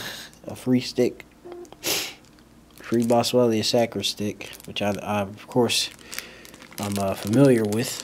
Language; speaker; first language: English; native; English